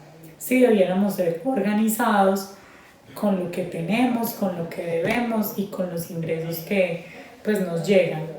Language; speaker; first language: Spanish; native; Spanish